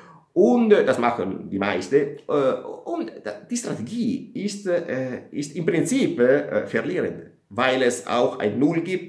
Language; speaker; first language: German; non-native, fluent; Italian